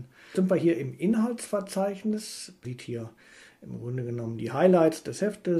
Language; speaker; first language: German; native; German